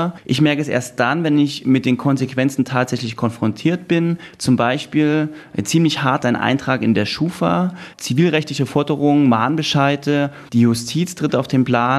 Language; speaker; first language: German; native; German